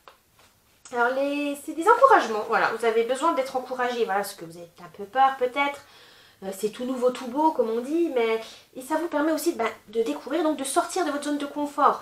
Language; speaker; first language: French; native; French